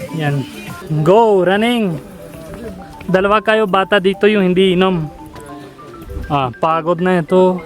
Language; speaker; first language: Filipino; non-native, learner; Punjabi